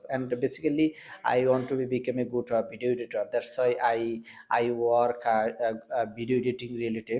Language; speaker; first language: English; non-native, learner; Bangla